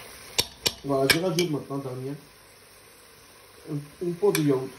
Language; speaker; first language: French; non-native, learner; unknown